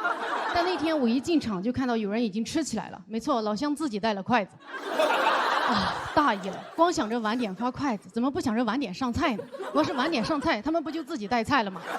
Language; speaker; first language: Chinese; native; Chinese